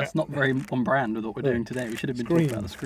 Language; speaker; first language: English; native; English